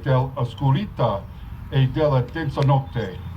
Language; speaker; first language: Italian; non-native, learner; English